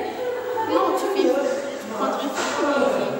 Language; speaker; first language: French; non-native, learner; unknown